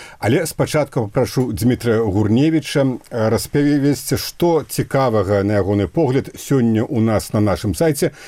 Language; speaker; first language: Belarusian; native; Belarusian